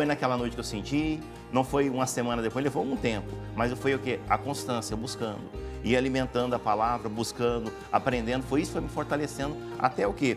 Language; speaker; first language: Portuguese; native; Portuguese